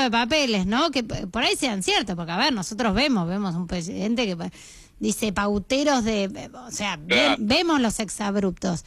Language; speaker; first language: Spanish; native; Spanish